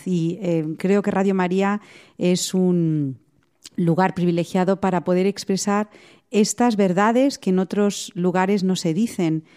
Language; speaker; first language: Spanish; native; Spanish